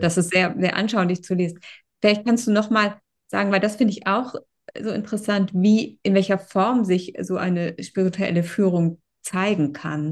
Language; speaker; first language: German; native; German